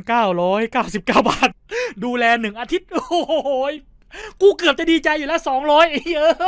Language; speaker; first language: Thai; native; Thai